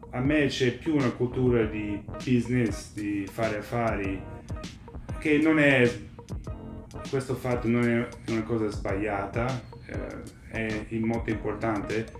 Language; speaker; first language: Italian; non-native, fluent; English